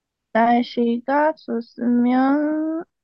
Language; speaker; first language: Korean; non-native, learner; Chinese